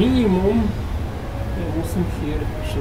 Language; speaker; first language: German; non-native, learner; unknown